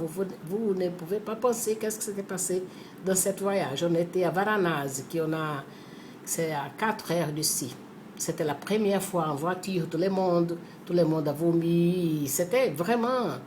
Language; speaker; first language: French; non-native, fluent; Portuguese